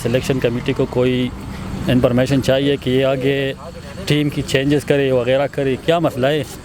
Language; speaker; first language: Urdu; non-native, local second language; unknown